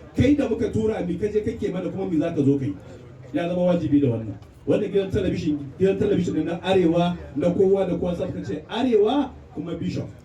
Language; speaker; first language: Hausa; non-native, local second language; Fula